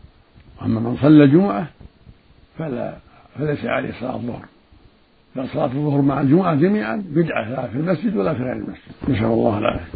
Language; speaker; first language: Arabic; native; Arabic